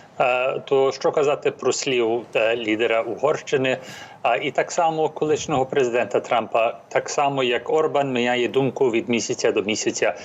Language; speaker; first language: Ukrainian; early bilingual, heritage; English